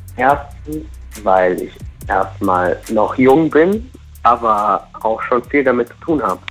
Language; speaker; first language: German; non-native, fluent; Portuguese